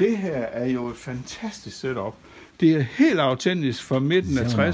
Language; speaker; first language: Danish; native; Danish